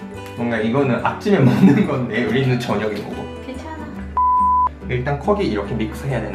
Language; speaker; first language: Korean; non-native, fluent; Japanese